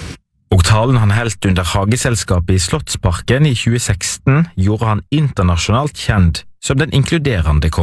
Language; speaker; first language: Norwegian; native; Norwegian